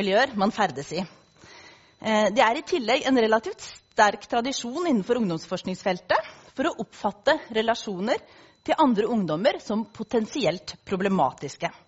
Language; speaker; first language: Norwegian; native; Norwegian